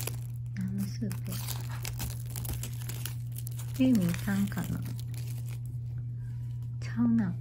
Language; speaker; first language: Japanese; native; Japanese